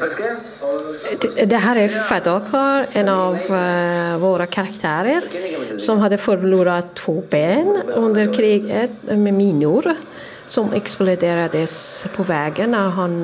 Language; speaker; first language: Swedish; non-native, fluent; Persian